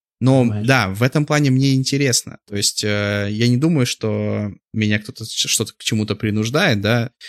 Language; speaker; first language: Russian; native; Russian